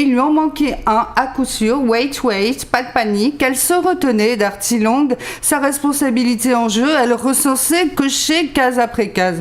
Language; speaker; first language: French; native; French